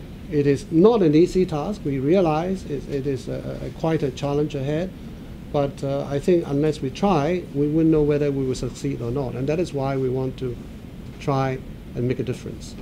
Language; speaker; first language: English; non-native, local second language; Cantonese